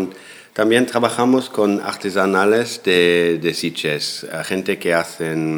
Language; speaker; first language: Spanish; non-native, fluent; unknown